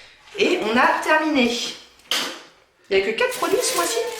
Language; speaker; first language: French; native; French